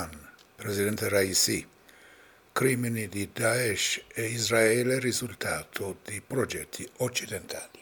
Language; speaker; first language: Italian; non-native, fluent; Persian